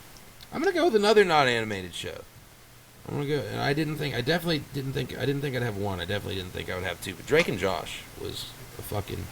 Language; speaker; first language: English; native; English